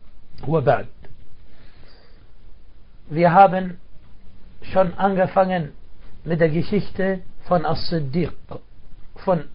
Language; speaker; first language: German; non-native, fluent; Arabic